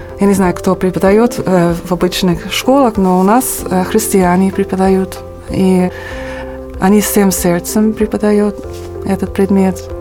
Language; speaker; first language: Russian; non-native, fluent; English